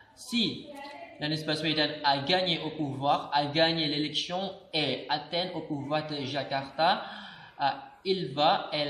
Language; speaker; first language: French; non-native, learner; Indonesian